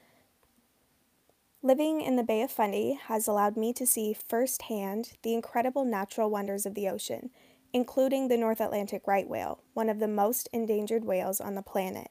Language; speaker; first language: English; native; English